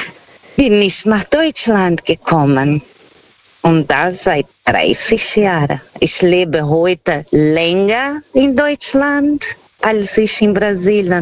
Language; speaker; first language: German; non-native, fluent; Portuguese